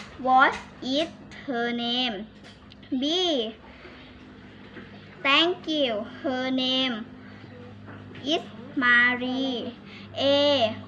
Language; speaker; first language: English; non-native, learner; Thai